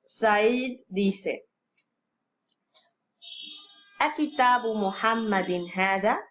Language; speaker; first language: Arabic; non-native, fluent; Spanish